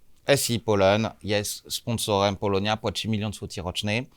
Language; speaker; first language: Polish; non-native, learner; French